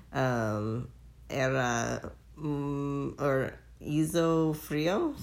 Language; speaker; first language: Spanish; non-native, learner; English